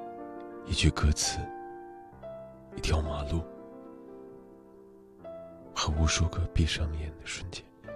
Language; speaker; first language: Chinese; native; Chinese